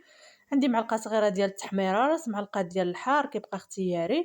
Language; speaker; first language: Arabic; native; Arabic